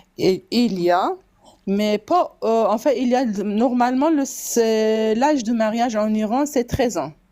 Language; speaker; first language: French; non-native, fluent; Persian